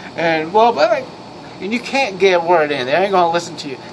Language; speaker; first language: English; native; English